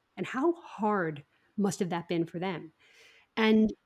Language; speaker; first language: English; native; English